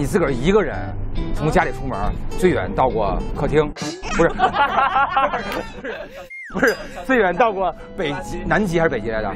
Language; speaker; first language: Chinese; native; Chinese